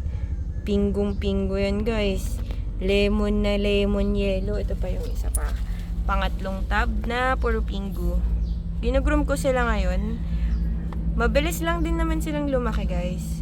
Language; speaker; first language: Filipino; native; Filipino